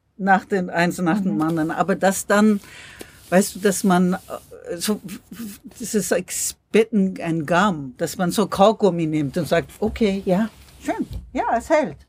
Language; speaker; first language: German; non-native, fluent; English